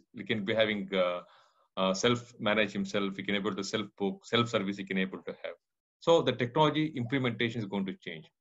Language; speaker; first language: English; non-native, local second language; Kannada